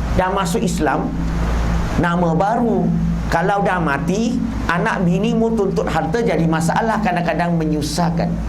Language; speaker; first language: Malay; non-native, local second language; Chinese